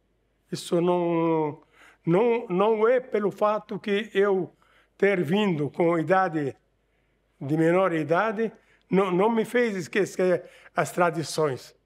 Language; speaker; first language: Portuguese; non-native, fluent; Arabic